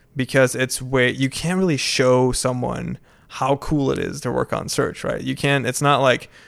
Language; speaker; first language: English; non-native, fluent; Dutch